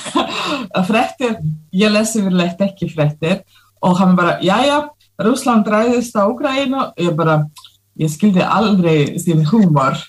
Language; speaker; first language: Icelandic; non-native, fluent; Russian